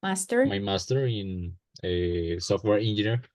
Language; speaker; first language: English; non-native, learner; Spanish